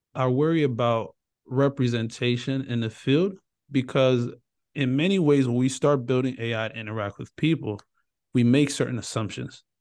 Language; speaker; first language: English; early bilingual, other home language; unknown